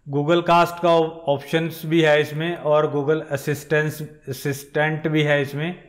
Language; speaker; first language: Hindi; non-native, local second language; Punjabi